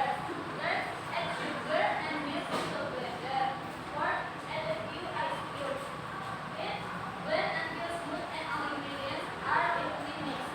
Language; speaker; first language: English; non-native, learner; Indonesian